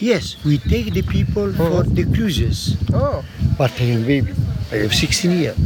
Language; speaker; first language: English; non-native, learner; Italian